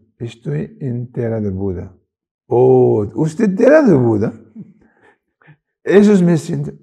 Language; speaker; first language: Spanish; non-native, learner; Tibetan